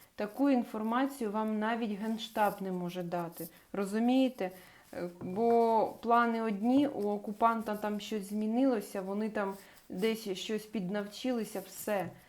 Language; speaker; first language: Ukrainian; non-native, local second language; Russian